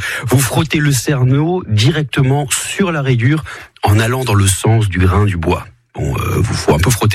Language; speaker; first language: French; native; French